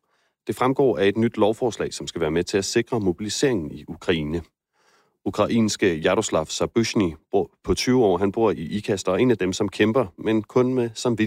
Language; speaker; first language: Danish; native; Danish